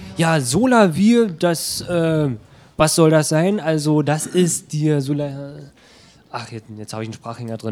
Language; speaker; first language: German; native; German